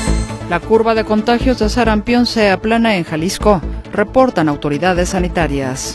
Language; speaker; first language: Spanish; native; Spanish